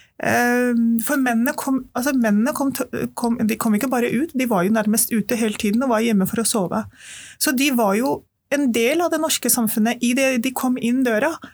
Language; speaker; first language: Norwegian; early bilingual, other home language; Urdu